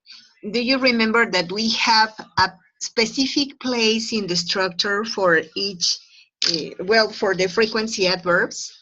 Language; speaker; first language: English; non-native, fluent; Spanish